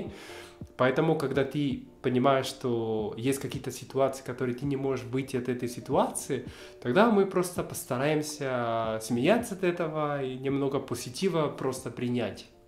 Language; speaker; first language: Russian; non-native, fluent; Spanish